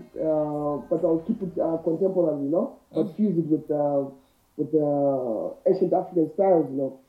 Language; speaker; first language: English; non-native, local second language; Shona